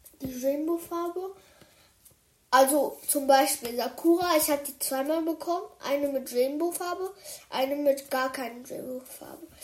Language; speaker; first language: German; early bilingual, other home language; Chinese